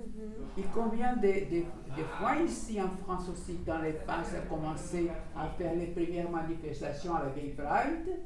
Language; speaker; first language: French; non-native, fluent; Portuguese